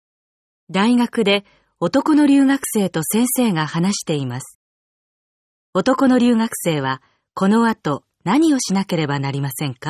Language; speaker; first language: Japanese; native; Japanese